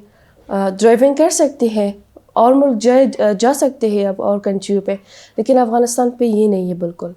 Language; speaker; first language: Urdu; non-native, learner; Persian